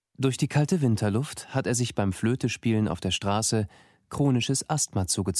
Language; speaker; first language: German; native; German